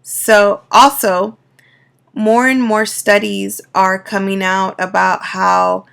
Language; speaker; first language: English; native; English